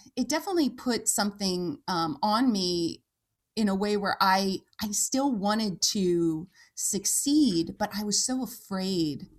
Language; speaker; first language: English; native; English